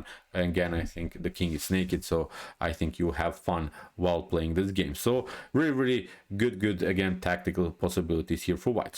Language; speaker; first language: English; non-native, fluent; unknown